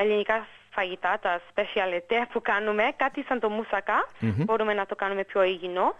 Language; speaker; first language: Greek; early bilingual, heritage; English